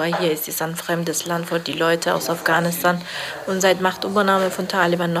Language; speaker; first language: German; non-native, learner; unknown